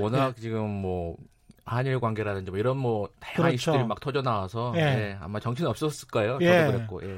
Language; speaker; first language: Korean; native; Korean